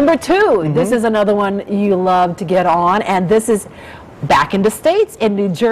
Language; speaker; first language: English; native; English